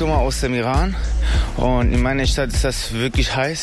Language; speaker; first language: German; non-native, learner; Persian